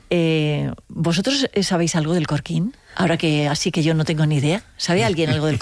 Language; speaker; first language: Spanish; native; Spanish